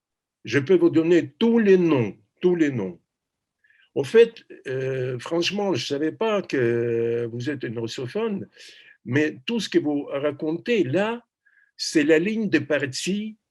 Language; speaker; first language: French; non-native, fluent; Russian